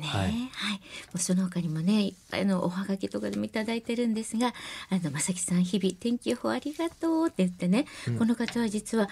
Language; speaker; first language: Japanese; native; Japanese